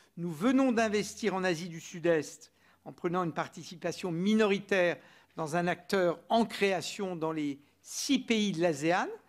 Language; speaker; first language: French; native; French